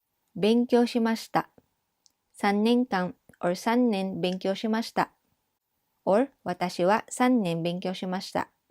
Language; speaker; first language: Japanese; non-native, fluent; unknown